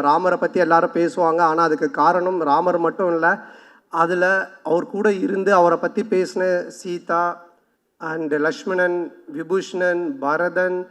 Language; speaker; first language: Tamil; native; Tamil